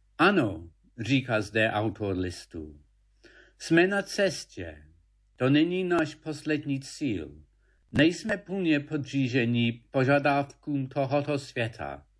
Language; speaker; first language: Czech; non-native, fluent; English